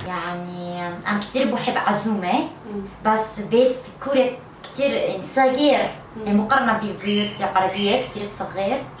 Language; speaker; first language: Arabic; non-native, learner; Korean